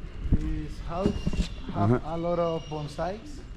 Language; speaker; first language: English; non-native, learner; Spanish